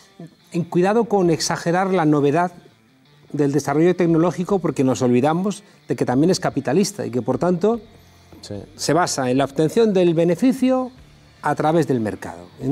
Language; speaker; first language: Spanish; native; Spanish